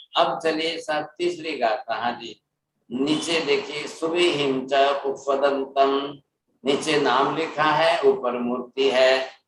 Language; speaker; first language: Hindi; non-native, local second language; Gujarati